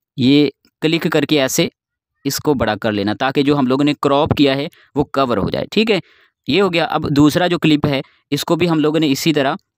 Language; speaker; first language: Urdu; non-native, local second language; Sindhi